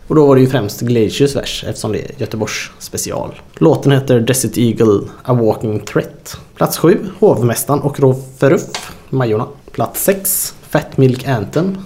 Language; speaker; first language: Swedish; native; Swedish